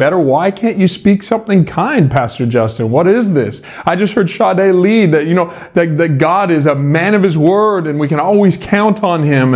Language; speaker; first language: English; native; English